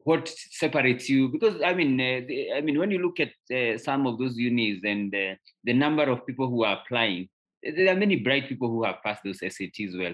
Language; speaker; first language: English; non-native, local second language; Kikuyu